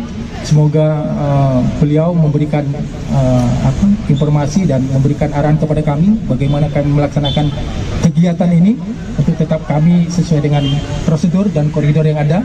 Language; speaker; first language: Indonesian; native; Indonesian